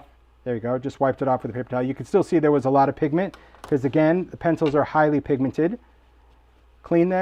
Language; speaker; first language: English; native; English